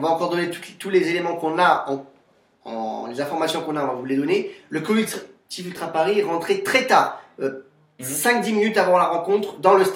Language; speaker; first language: French; native; French